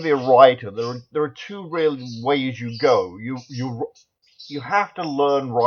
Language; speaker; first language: English; native; English